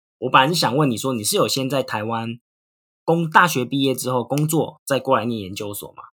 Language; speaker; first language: Chinese; native; Chinese